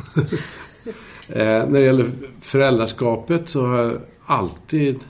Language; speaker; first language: Swedish; native; Swedish